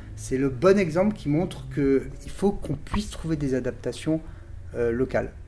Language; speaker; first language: French; native; French